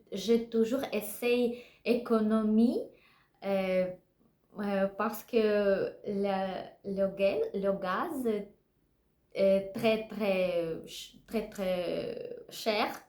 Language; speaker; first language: French; non-native, learner; Russian